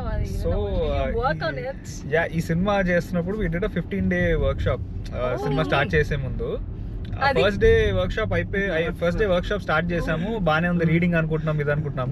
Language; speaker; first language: Telugu; native; Telugu